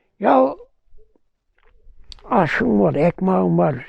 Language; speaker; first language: Turkish; native; Turkish